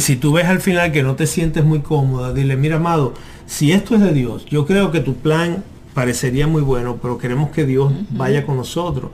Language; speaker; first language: Spanish; native; Spanish